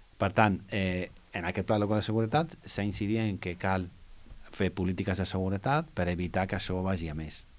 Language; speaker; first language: Catalan; non-native, local second language; Spanish